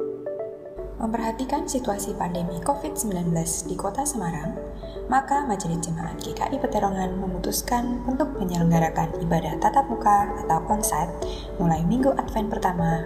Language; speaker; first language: Indonesian; native; Indonesian